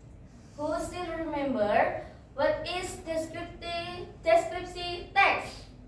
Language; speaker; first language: English; non-native, learner; Indonesian